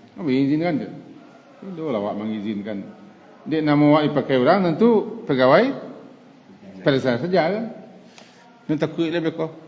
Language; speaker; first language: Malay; non-native, local second language; Minangkabau